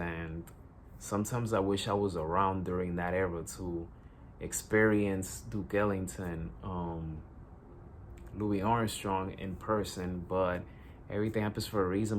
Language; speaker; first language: English; native; English